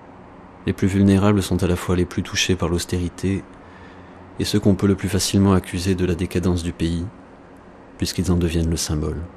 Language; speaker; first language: French; native; French